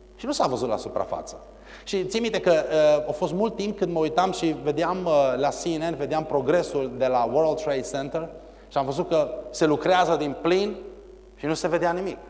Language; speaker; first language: Romanian; early bilingual, heritage; Romanian